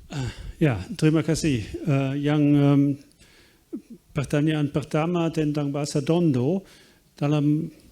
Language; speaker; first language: Indonesian; non-native, fluent; German